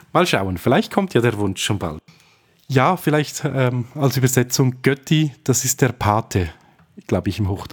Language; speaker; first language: German; native; German